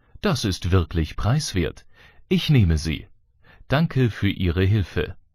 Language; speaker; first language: German; native; German